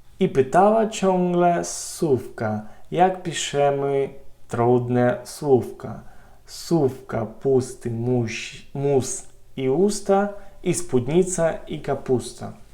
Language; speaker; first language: Polish; non-native, learner; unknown